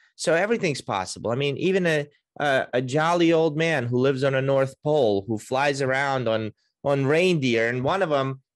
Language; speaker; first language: English; early bilingual, other home language; Russian